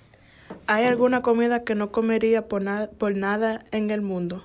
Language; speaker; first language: Spanish; early bilingual, heritage; Spanish